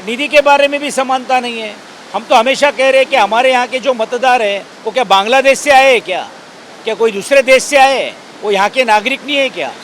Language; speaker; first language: Hindi; non-native, local second language; Marathi